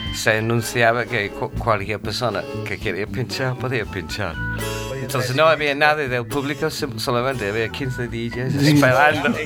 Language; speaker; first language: Spanish; non-native, fluent; English